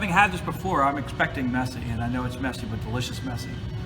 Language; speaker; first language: English; native; English